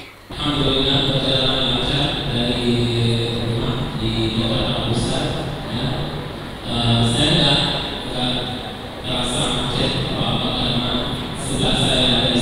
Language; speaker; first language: Indonesian; non-native, fluent; Arabic